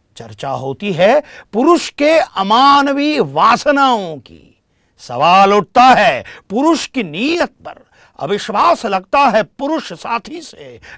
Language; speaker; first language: Hindi; non-native, local second language; Marathi